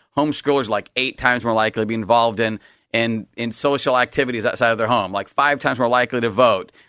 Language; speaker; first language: English; native; English